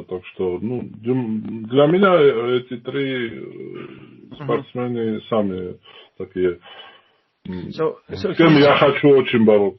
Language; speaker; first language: Russian; non-native, fluent; Georgian